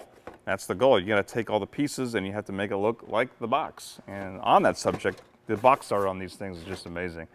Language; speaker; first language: English; native; English